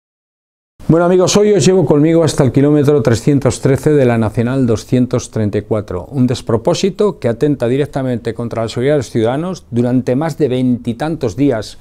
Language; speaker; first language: Spanish; native; Spanish